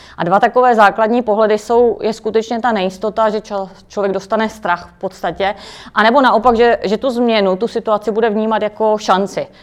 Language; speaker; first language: Czech; native; Czech